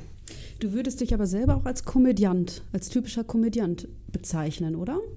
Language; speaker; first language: German; native; German